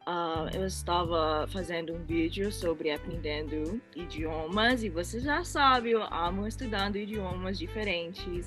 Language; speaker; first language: Portuguese; non-native, learner; English